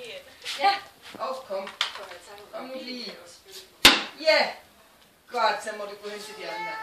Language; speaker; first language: Danish; native; Danish